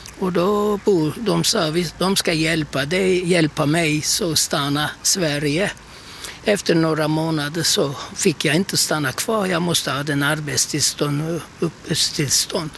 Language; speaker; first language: Swedish; non-native, fluent; Turkish